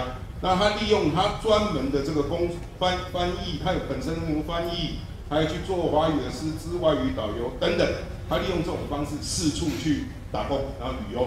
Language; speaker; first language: Chinese; native; Chinese